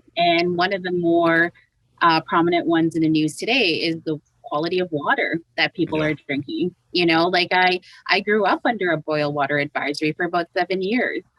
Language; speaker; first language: English; native; English